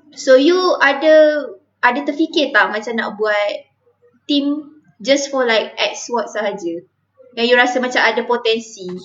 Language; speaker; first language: Malay; native; Malay